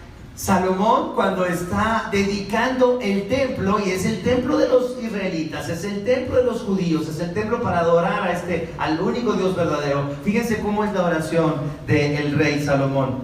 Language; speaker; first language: Spanish; native; Spanish